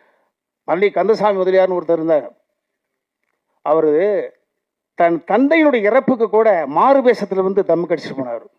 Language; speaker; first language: Tamil; native; Tamil